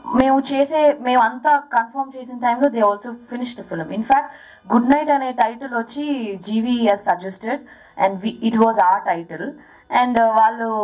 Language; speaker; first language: Telugu; early bilingual, heritage; Telugu